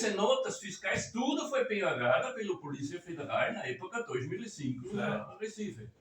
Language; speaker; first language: Portuguese; non-native, learner; German